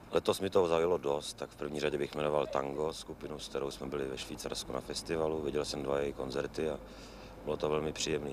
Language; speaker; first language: Czech; native; Czech